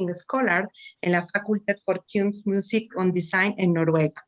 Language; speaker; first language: Spanish; native; Spanish